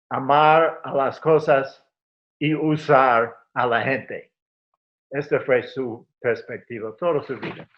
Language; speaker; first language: Spanish; non-native, fluent; English